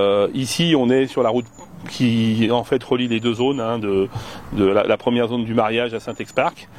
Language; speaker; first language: French; native; French